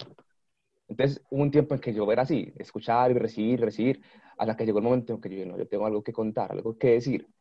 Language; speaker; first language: Spanish; native; Spanish